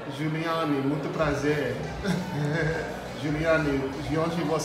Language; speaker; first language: Portuguese; non-native, learner; English